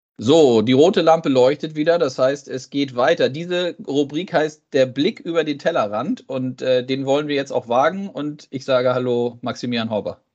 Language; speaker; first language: German; native; German